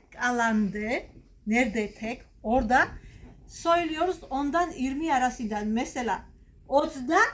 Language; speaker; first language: Turkish; non-native, fluent; Georgian